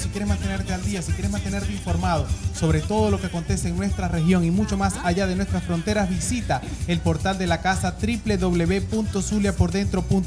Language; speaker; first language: Spanish; native; Spanish